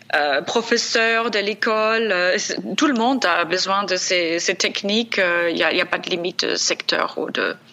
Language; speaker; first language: French; non-native, fluent; German